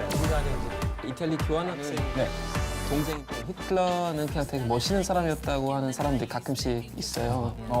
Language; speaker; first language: Korean; non-native, fluent; German